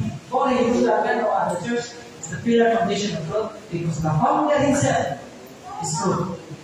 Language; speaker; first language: English; non-native, local second language; Cebuano